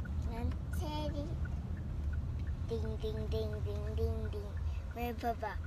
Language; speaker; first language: Korean; early bilingual, heritage; Korean